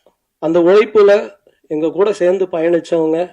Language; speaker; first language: Tamil; native; Tamil